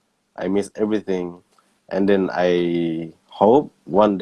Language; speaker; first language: English; non-native, learner; Thai